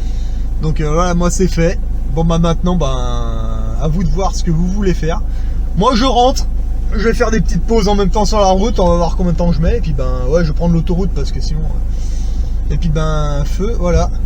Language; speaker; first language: French; native; French